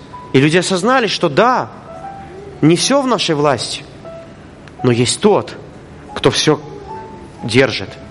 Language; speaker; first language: Russian; native; Russian